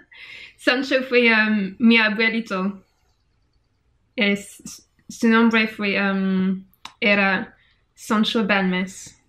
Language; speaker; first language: Spanish; non-native, learner; French